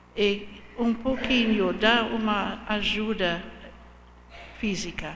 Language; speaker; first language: Portuguese; non-native, fluent; German